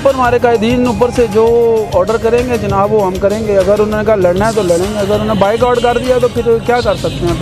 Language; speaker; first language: Urdu; native; Urdu